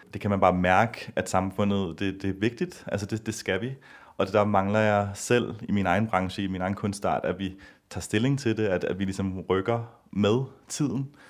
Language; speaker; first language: Danish; native; Danish